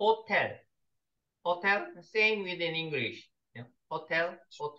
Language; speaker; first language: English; non-native, learner; Korean